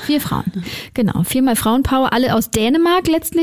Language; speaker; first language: German; native; German